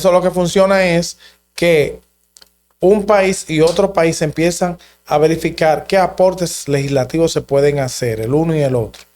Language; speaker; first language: Spanish; native; Spanish